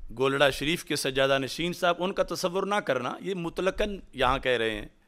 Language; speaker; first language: Urdu; non-native, local second language; Punjabi